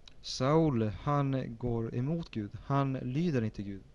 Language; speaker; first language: Swedish; early bilingual, other home language; Spanish